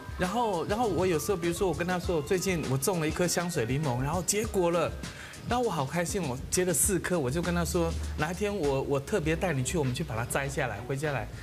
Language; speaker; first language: Chinese; native; Chinese